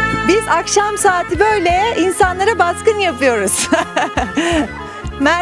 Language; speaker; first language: Turkish; native; Turkish